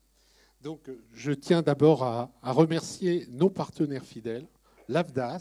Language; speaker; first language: French; native; French